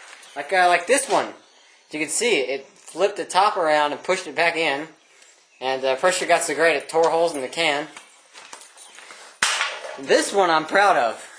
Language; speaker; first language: English; native; English